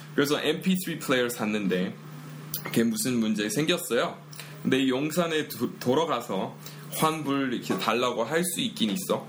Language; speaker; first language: Korean; non-native, fluent; English